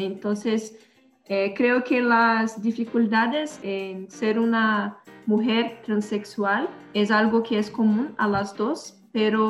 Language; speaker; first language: Spanish; non-native, learner; Portuguese